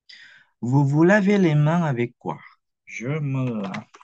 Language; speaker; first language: French; non-native, fluent; Indonesian